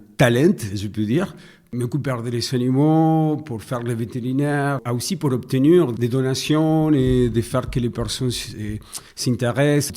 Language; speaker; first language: French; non-native, fluent; Spanish